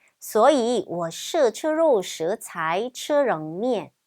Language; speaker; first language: Chinese; non-native, fluent; Korean